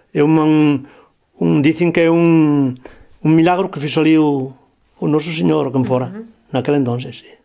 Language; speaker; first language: Galician; native; Galician